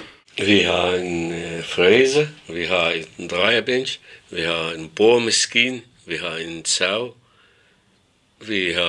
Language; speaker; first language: Danish; non-native, fluent; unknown